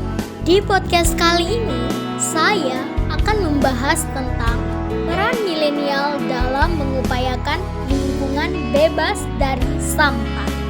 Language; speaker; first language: Indonesian; native; Indonesian